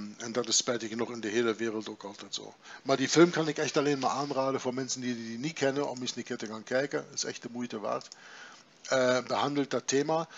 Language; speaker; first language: Dutch; non-native, fluent; German